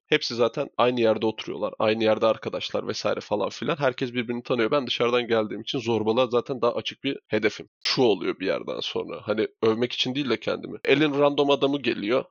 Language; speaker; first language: Turkish; native; Turkish